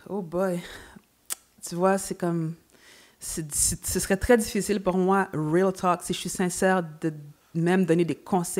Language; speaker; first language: French; native; French